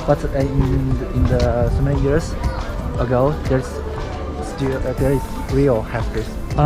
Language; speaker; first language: English; non-native, learner; Chinese